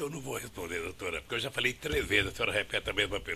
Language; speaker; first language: Portuguese; native; Portuguese